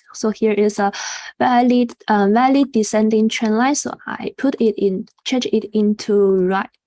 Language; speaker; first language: English; non-native, fluent; Chinese